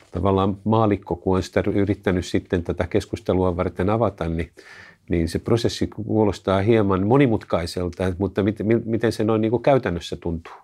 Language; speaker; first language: Finnish; native; Finnish